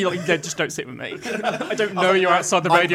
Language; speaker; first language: English; native; English